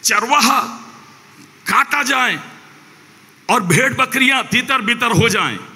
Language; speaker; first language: Hindi; non-native, local second language; Malayalam